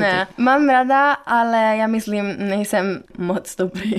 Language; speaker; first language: Czech; non-native, learner; Italian